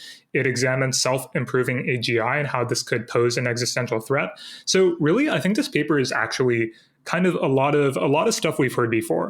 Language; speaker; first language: English; native; English